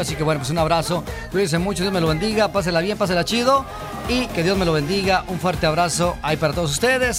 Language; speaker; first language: Spanish; native; Spanish